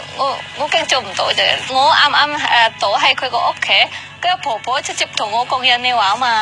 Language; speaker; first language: Cantonese; non-native, fluent; Indonesian